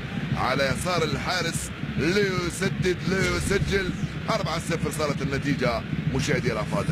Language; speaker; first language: Arabic; native; Arabic